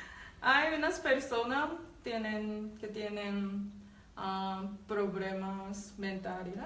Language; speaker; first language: Spanish; non-native, learner; Japanese